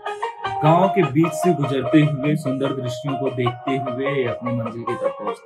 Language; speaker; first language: Hindi; native; Hindi